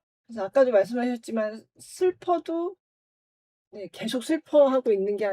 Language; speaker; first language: Korean; native; Korean